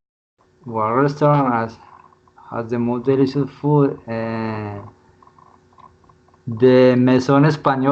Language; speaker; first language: English; non-native, learner; Spanish